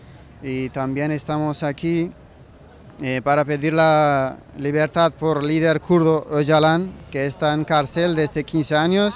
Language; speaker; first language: Spanish; non-native, learner; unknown